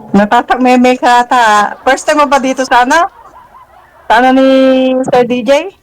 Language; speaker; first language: Filipino; native; Filipino